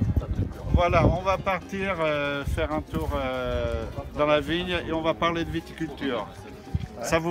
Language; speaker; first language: French; non-native, fluent; Portuguese